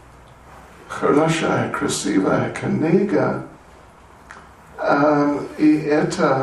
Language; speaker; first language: Russian; non-native, learner; English